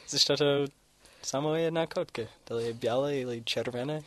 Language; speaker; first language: Bulgarian; non-native, fluent; English